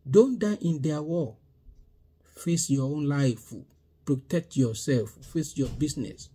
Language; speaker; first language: Nigerian Pidgin; non-native, local second language; Yoruba